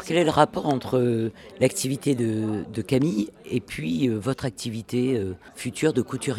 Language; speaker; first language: French; native; French